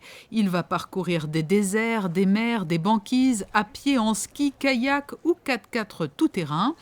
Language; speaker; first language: French; native; French